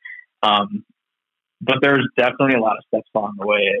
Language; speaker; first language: English; native; English